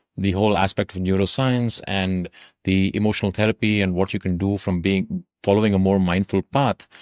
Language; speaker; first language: English; non-native, local second language; Tamil